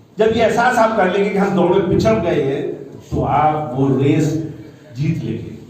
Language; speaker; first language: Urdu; native; Urdu